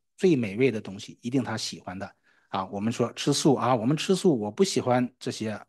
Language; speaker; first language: Chinese; native; Chinese